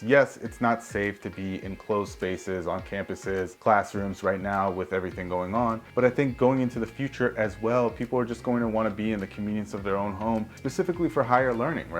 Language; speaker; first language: English; native; English